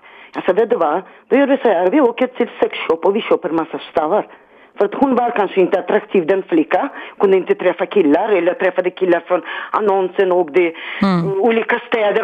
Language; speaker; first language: Swedish; non-native, learner; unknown